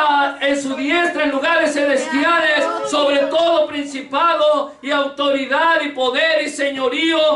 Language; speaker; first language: Spanish; native; Spanish